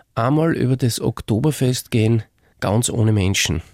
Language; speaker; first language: German; native; German